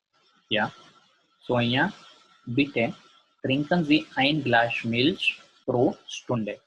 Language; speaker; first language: German; non-native, learner; Gujarati